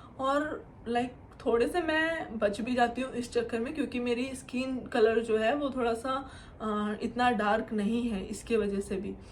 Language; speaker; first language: Hindi; native; Hindi